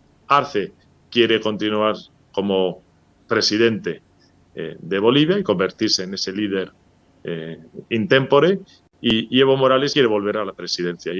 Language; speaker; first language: Spanish; native; Spanish